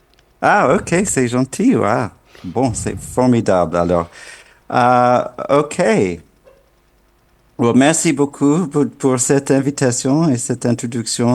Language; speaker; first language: French; non-native, fluent; English